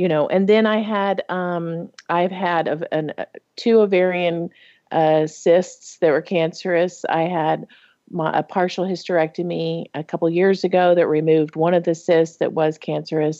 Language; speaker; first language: English; native; English